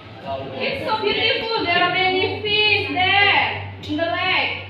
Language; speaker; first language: English; non-native, fluent; Indonesian